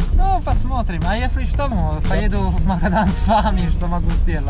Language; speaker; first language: Russian; non-native, learner; Italian